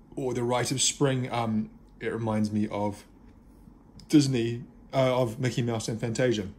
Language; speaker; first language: English; native; English